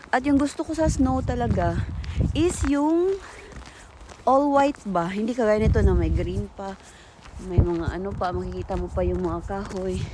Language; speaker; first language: Filipino; native; Filipino